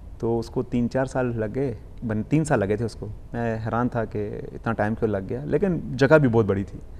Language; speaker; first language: Hindi; early bilingual, heritage; Punjabi